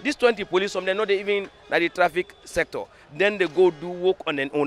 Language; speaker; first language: English; non-native, local second language; Krio